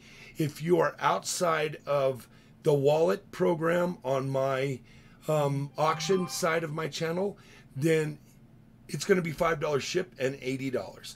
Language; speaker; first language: English; native; English